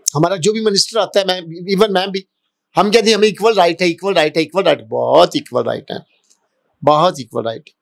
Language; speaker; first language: Urdu; non-native, local second language; Punjabi